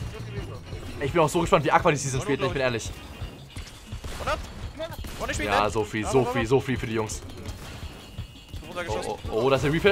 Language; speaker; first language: German; native; German